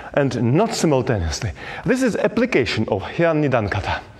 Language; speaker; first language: English; non-native, fluent; Belarusian